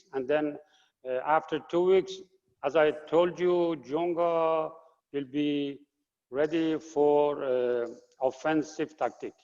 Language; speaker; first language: English; non-native, fluent; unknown